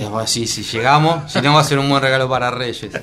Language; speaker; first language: Spanish; native; Spanish